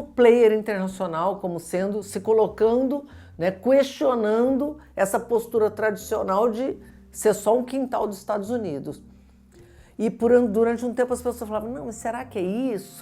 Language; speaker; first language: Portuguese; native; Portuguese